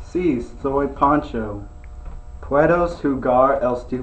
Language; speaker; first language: Spanish; non-native, learner; English